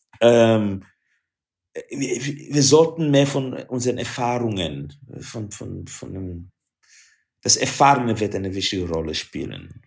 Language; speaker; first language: German; non-native, fluent; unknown